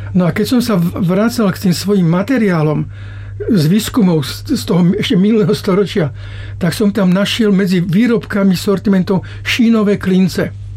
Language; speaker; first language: Slovak; native; Slovak